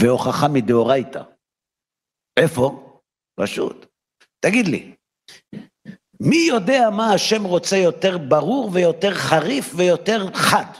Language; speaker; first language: Hebrew; native; Hebrew